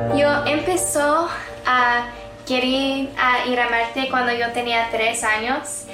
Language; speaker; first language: Spanish; non-native, learner; English